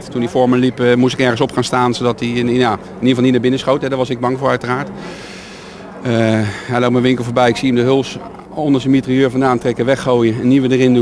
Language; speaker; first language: Dutch; native; Dutch